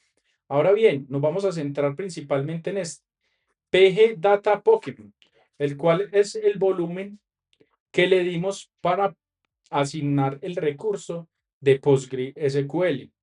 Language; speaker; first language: Spanish; native; Spanish